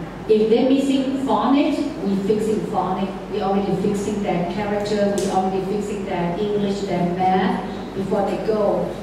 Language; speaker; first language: English; non-native, fluent; Thai